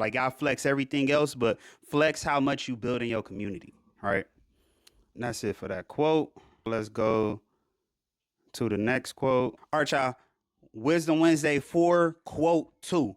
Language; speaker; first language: English; native; English